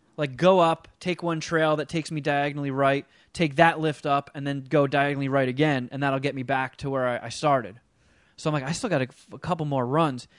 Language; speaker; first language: English; native; English